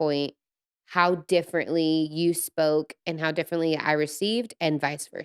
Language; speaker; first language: English; native; English